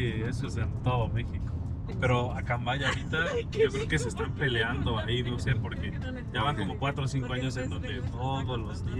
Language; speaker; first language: Spanish; native; Spanish